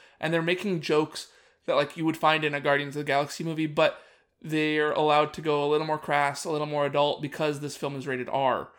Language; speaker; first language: English; native; English